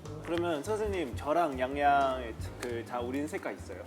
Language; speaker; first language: Korean; non-native, fluent; Chinese